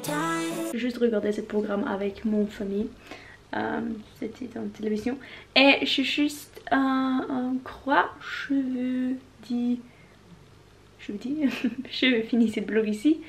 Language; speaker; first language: French; non-native, learner; Norwegian